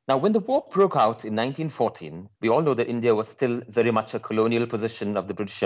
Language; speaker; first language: English; non-native, local second language; Nepali